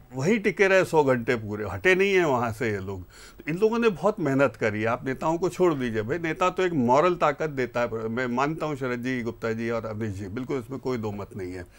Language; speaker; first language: Hindi; native; Hindi